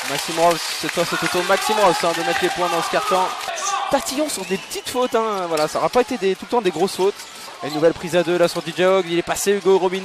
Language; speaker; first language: French; native; French